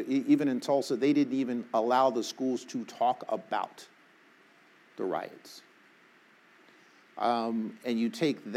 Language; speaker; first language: English; native; English